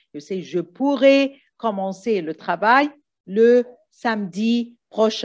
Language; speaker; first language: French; non-native, fluent; Arabic